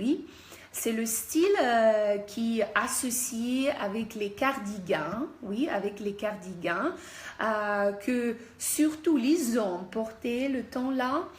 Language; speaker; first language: French; non-native, fluent; Russian